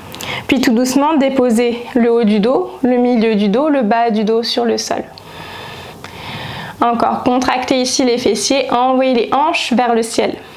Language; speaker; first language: French; native; French